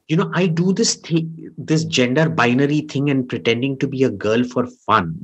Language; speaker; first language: Hindi; non-native, local second language; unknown